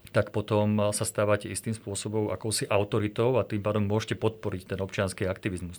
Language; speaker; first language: Slovak; native; Slovak